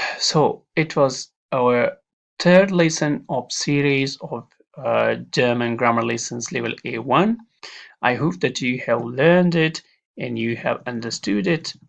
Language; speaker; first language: English; non-native, fluent; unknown